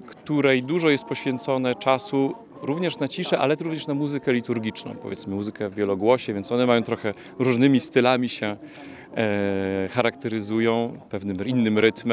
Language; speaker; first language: Polish; native; Polish